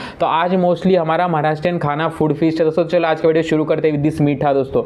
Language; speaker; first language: Hindi; non-native, local second language; Marathi